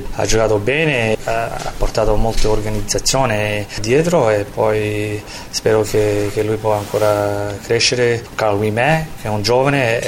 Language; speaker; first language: Italian; early bilingual, heritage; Italian